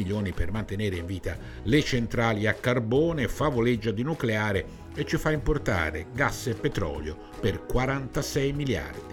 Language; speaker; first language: Italian; native; Italian